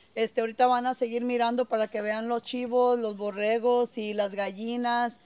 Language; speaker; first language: Spanish; early bilingual, heritage; Spanish